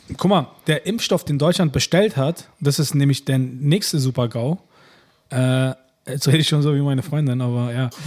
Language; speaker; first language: German; early bilingual, other home language; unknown